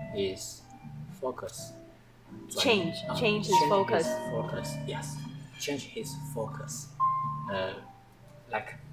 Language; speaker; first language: English; non-native, learner; Chinese